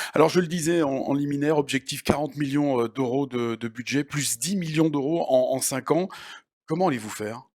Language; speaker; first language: French; native; French